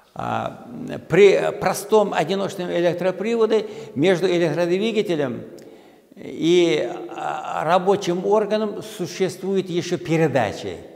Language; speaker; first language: Russian; non-native, local second language; Uzbek